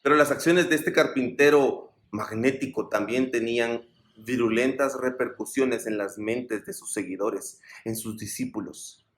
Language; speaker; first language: Spanish; native; Spanish